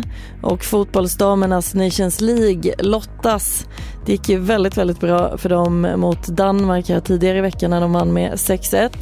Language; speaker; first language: Swedish; native; Swedish